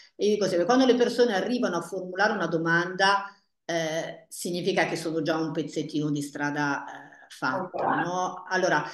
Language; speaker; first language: Italian; native; Italian